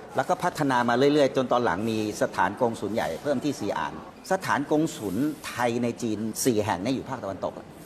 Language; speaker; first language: Thai; native; Thai